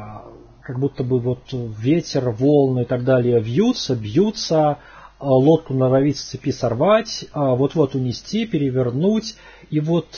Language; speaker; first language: Russian; native; Russian